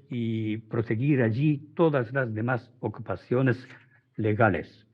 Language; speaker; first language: Spanish; non-native, fluent; Japanese